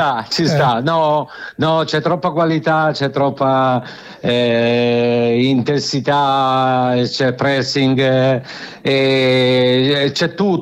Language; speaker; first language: Italian; native; Italian